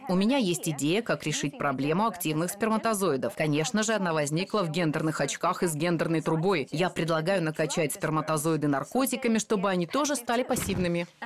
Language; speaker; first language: Russian; non-native, fluent; Swedish